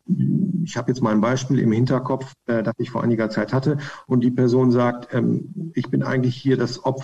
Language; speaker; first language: German; native; German